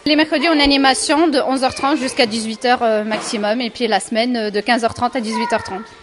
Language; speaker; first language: French; native; French